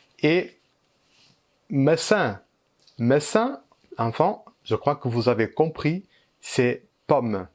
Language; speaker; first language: French; early bilingual, heritage; Portuguese